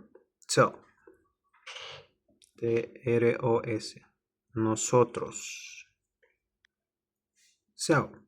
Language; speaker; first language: Spanish; non-native, learner; English